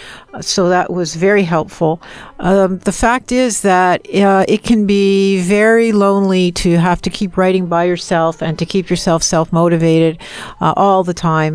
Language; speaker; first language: English; native; English